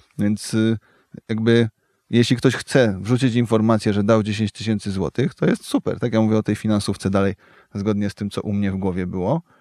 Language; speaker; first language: Polish; native; Polish